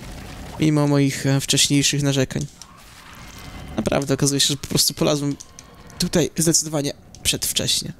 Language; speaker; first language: Polish; native; Polish